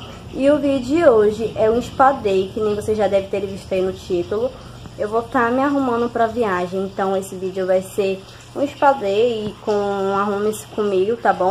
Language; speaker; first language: Portuguese; native; Portuguese